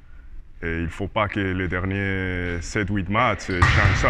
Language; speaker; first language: French; non-native, learner; Spanish